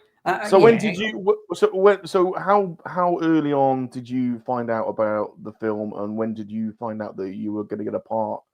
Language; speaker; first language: English; native; English